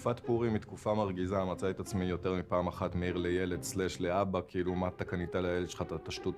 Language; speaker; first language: Hebrew; native; Hebrew